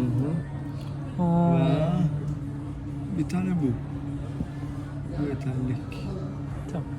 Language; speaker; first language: Turkish; non-native, learner; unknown